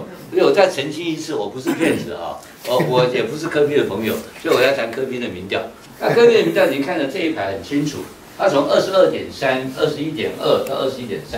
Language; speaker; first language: Chinese; native; Chinese